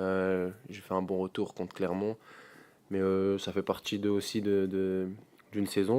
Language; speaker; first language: French; native; French